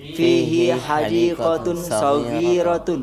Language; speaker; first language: Arabic; non-native, learner; Indonesian